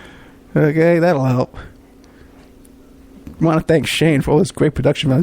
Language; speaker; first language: English; native; English